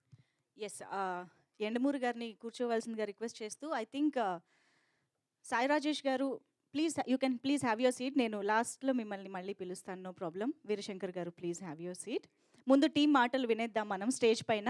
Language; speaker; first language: Telugu; native; Telugu